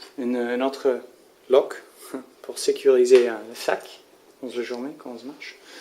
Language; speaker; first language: French; non-native, learner; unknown